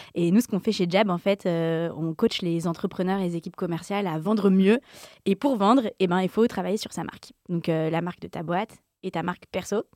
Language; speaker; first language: French; native; French